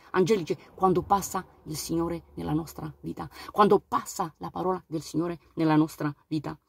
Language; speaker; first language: Italian; non-native, fluent; Romanian